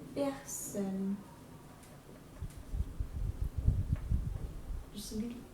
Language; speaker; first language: French; non-native, fluent; Portuguese